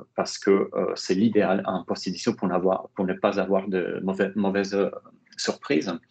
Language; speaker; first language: French; non-native, fluent; Italian